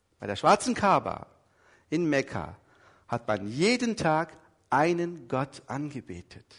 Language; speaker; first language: German; early bilingual, other home language; Turkish